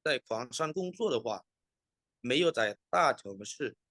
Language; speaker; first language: Chinese; non-native, fluent; Indonesian